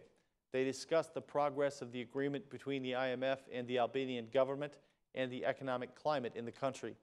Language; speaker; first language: English; non-native, fluent; Albanian